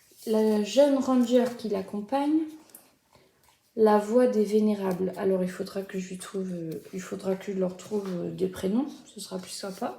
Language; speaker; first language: French; native; French